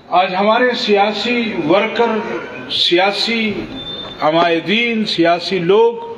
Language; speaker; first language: Urdu; non-native, local second language; Pashto